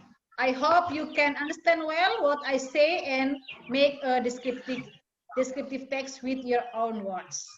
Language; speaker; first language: English; non-native, fluent; Indonesian